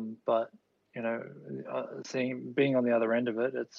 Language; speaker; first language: English; native; English